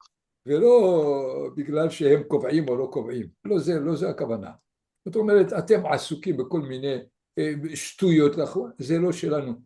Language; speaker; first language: Hebrew; non-native, fluent; French